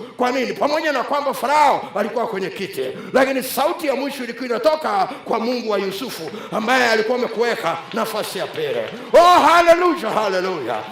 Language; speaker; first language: Swahili; native; Swahili